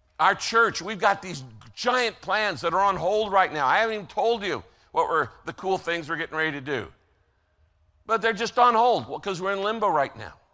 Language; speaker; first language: English; native; English